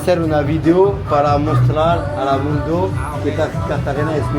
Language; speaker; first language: Spanish; non-native, learner; French